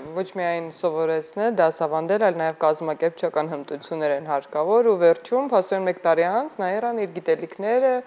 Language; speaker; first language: Armenian; native; Armenian